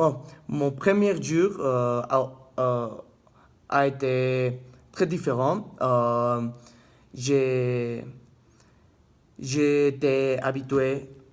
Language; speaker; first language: French; non-native, learner; Spanish